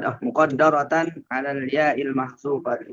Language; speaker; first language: Arabic; non-native, learner; Indonesian